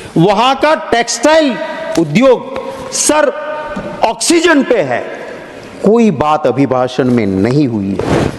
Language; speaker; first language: Hindi; non-native, local second language; Gujarati